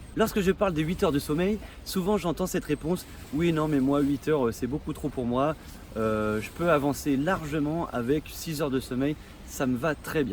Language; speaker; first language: French; native; French